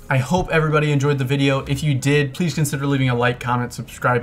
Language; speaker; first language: English; native; English